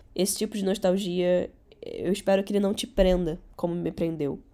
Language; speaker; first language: Portuguese; early bilingual, other home language; Catalan